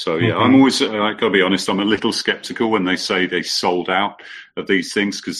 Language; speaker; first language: English; native; English